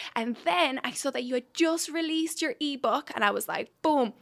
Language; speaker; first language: English; native; English